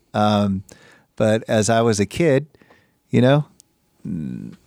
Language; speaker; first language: English; native; English